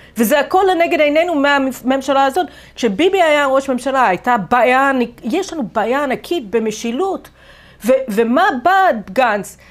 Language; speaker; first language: Hebrew; non-native, fluent; English